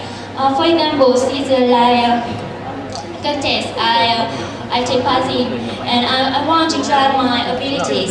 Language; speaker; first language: English; non-native, learner; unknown